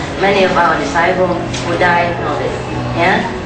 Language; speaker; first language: English; non-native, fluent; Vietnamese